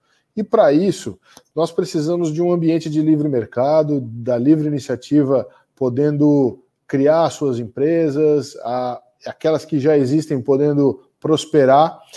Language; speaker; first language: Portuguese; native; Portuguese